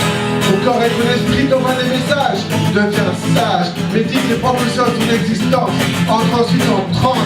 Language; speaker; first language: French; native; French